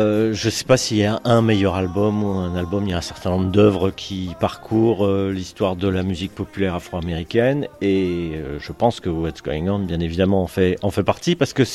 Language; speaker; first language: French; native; French